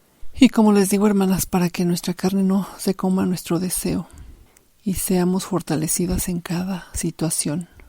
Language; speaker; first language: Spanish; native; Spanish